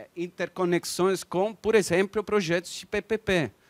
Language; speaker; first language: Portuguese; non-native, fluent; Italian